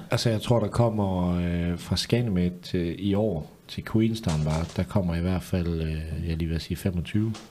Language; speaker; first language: Danish; native; Danish